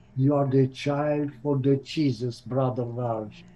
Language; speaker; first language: English; non-native, learner; Romanian